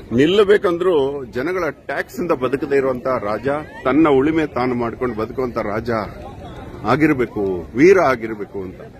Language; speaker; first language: Kannada; native; Kannada